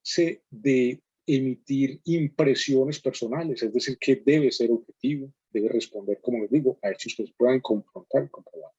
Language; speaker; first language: Spanish; native; Spanish